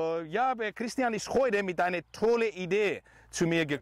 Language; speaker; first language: German; non-native, fluent; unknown